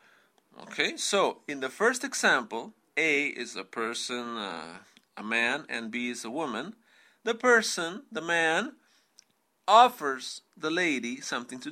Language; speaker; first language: English; non-native, fluent; Spanish